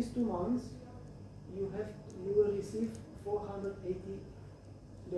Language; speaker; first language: English; non-native, fluent; Romanian